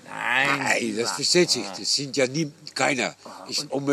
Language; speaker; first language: German; non-native, fluent; Dutch